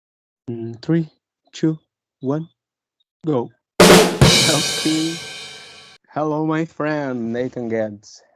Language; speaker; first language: English; non-native, fluent; Portuguese